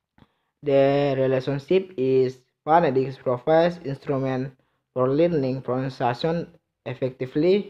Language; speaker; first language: English; non-native, learner; Indonesian